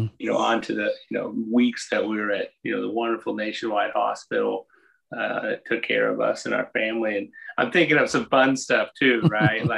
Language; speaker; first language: English; native; English